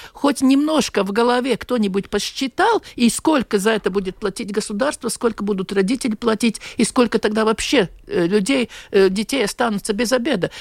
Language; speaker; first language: Russian; non-native, local second language; Latvian